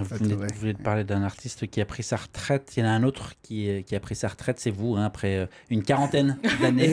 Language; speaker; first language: French; native; French